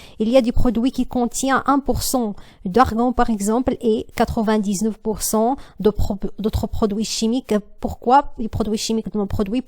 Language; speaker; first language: French; non-native, learner; Arabic